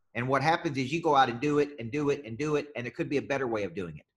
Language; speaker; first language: English; native; English